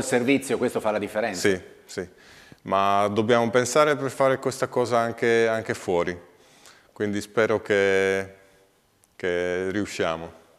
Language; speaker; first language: Italian; non-native, learner; Slovak